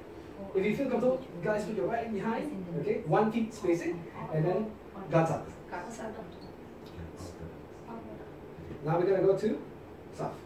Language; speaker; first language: English; non-native, local second language; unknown